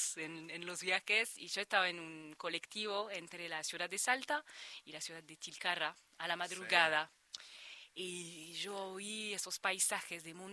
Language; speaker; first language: Spanish; non-native, fluent; French